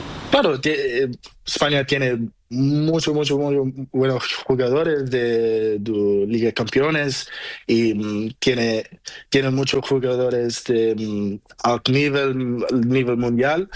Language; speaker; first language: Spanish; non-native, learner; Portuguese